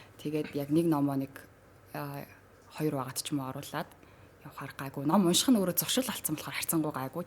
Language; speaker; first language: Mongolian; native; Mongolian